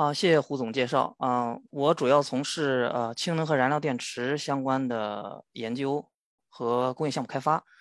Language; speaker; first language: Chinese; native; Chinese